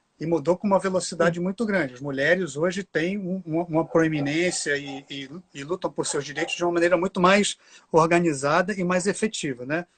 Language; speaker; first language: Portuguese; native; Portuguese